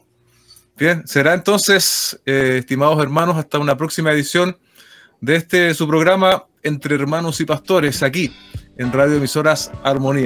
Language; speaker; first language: Spanish; native; Spanish